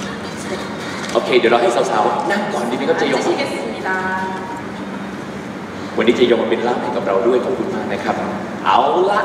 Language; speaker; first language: Thai; native; Thai